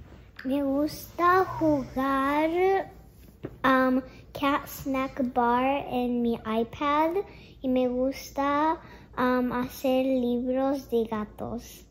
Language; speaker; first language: Spanish; early bilingual, heritage; Japanese